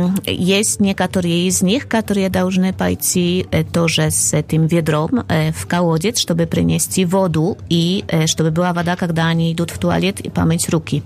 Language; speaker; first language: Russian; non-native, fluent; Polish